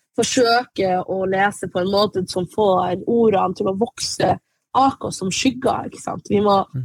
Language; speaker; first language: Norwegian; early bilingual, other home language; Arabic